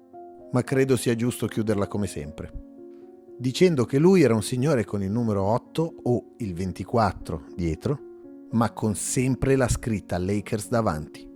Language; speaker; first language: Italian; native; Italian